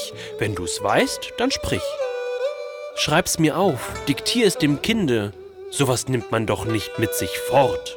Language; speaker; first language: German; native; German